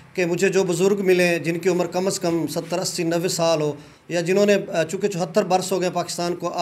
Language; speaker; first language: Urdu; non-native, local second language; Punjabi